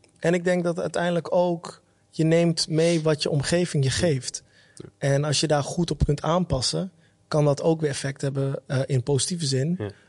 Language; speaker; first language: Dutch; early bilingual, other home language; Somali